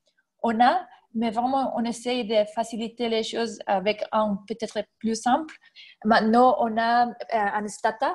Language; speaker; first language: French; non-native, fluent; Spanish